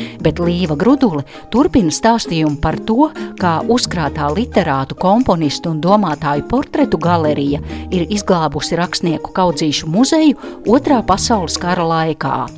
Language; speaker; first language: Latvian; native; Latvian